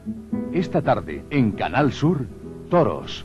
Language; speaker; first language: Spanish; native; Spanish